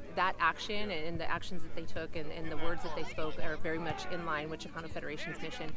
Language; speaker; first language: English; early bilingual, other home language; Spanish